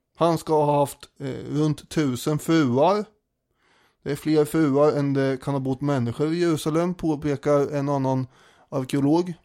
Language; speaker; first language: Swedish; native; Swedish